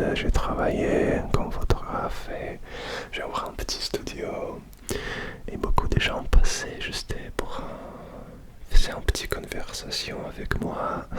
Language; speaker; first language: French; non-native, learner; Russian